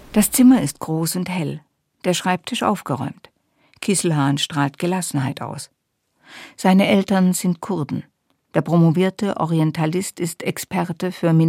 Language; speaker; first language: German; native; German